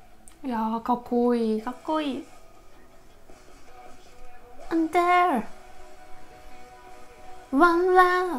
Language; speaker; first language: Japanese; non-native, learner; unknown